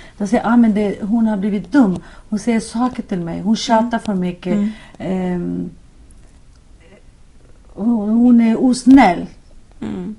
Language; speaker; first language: Swedish; non-native, fluent; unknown